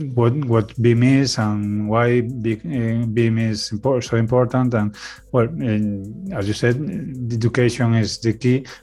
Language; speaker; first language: English; non-native, learner; Spanish